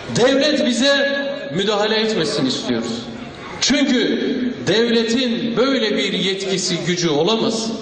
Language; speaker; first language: Turkish; non-native, local second language; Kurdish